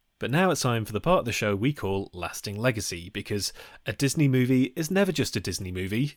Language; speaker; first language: English; native; English